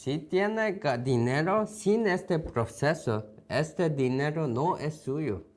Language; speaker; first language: Spanish; non-native, fluent; Korean